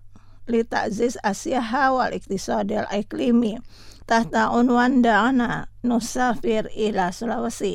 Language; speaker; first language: Arabic; non-native, fluent; Indonesian